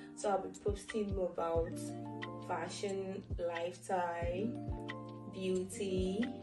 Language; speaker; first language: English; non-native, local second language; Yoruba